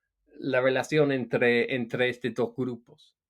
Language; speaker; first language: Spanish; non-native, fluent; English